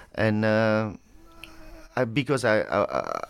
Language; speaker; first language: English; non-native, fluent; French